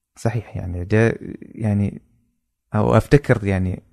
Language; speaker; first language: Arabic; non-native, fluent; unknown